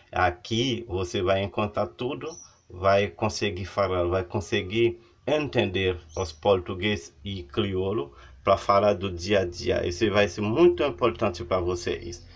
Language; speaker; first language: Portuguese; non-native, learner; Haitian Creole